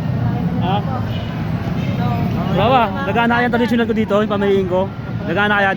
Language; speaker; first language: Filipino; native; Filipino